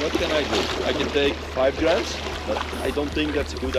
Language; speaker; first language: English; non-native, fluent; Dutch